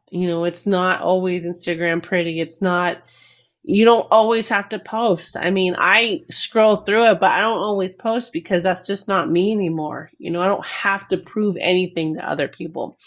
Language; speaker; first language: English; native; English